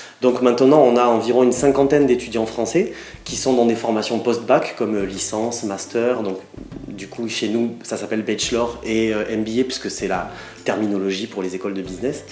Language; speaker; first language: French; native; French